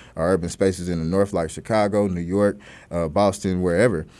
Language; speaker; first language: English; native; English